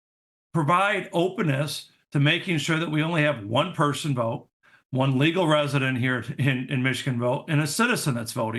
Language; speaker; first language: English; native; English